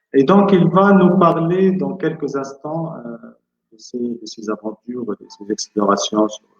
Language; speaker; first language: French; non-native, local second language; Arabic